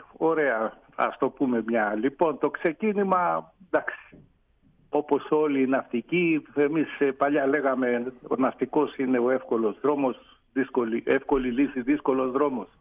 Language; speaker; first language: Greek; native; Greek